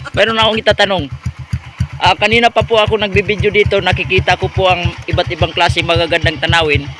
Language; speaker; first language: Filipino; non-native, local second language; Waray